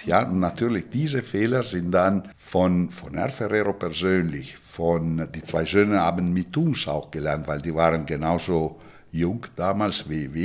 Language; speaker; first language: German; non-native, fluent; Italian